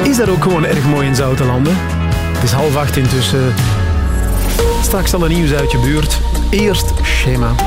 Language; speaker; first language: Dutch; native; Dutch